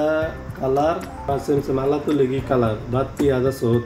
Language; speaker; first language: Arabic; non-native, learner; Hindi